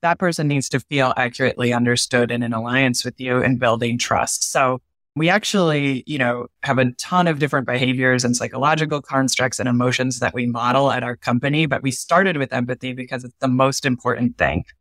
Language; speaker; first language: English; native; English